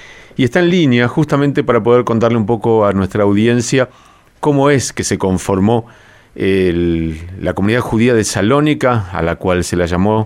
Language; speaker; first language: Spanish; native; Spanish